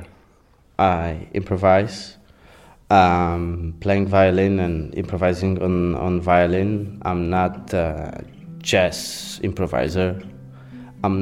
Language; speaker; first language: English; non-native, fluent; Polish